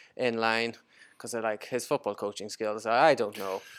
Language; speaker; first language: English; native; English